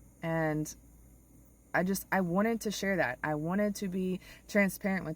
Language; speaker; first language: English; native; English